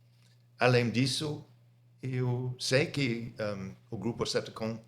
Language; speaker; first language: Portuguese; non-native, fluent; English